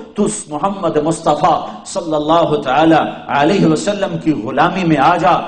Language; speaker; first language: Urdu; non-native, local second language; Punjabi